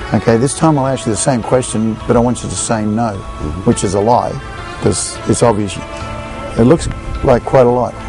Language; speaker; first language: English; native; English